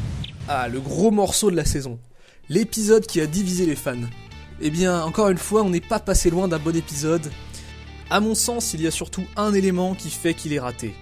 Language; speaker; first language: French; native; French